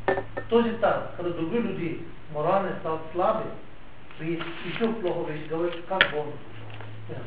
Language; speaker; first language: Russian; non-native, learner; Tibetan